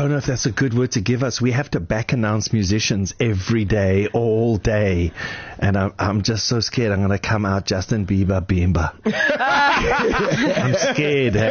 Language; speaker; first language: English; native; English